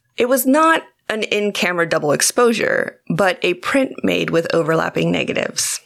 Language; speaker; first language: English; native; English